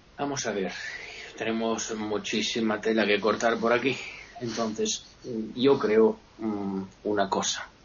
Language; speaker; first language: Spanish; non-native, fluent; Italian